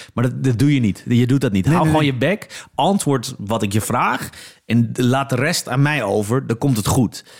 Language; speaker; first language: Dutch; early bilingual, other home language; Polish